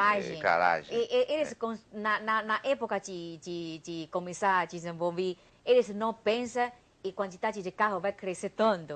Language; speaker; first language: Portuguese; non-native, learner; Chinese